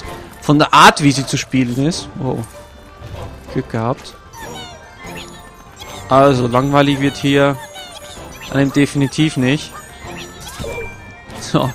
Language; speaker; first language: German; native; German